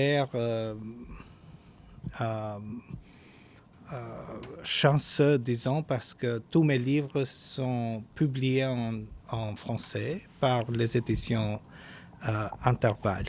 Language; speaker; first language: French; non-native, fluent; Albanian